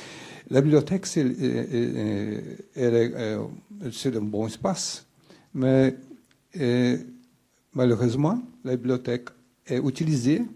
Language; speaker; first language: French; non-native, fluent; Portuguese